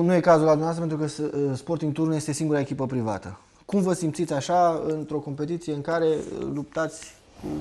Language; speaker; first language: Romanian; native; Romanian